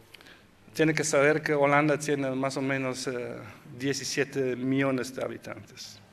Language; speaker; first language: Spanish; non-native, fluent; Dutch